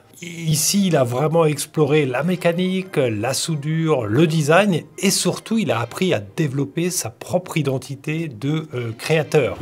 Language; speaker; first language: French; native; French